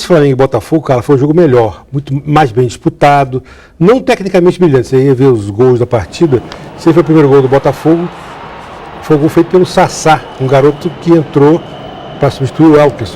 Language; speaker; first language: Portuguese; native; Portuguese